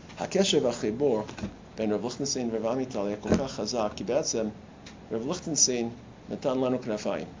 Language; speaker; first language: Hebrew; non-native, fluent; English